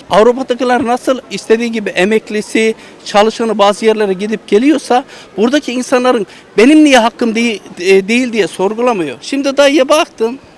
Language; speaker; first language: Turkish; native; Turkish